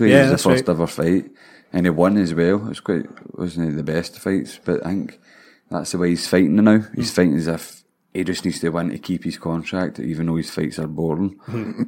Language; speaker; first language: English; native; English